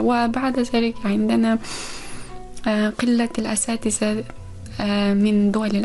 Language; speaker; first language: Arabic; non-native, fluent; Uzbek